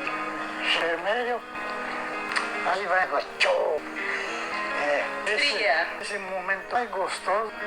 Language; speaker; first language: Portuguese; non-native, learner; Japanese